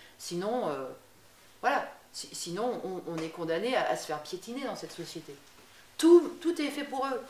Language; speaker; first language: French; native; French